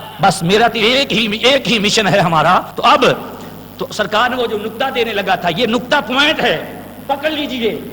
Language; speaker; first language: Urdu; non-native, local second language; Punjabi